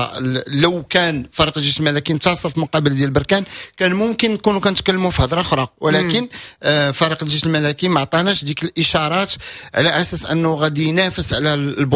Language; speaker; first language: Arabic; native; Arabic